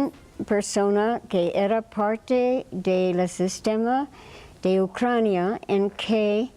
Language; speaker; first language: Spanish; non-native, fluent; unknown